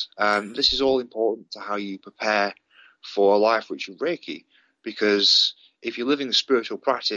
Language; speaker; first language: English; native; English